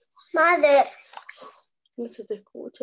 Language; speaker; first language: Spanish; native; Spanish